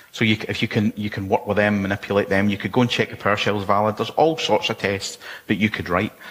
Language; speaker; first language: English; native; English